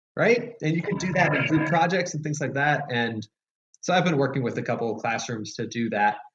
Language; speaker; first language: English; native; English